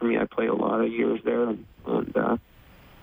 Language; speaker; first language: English; native; English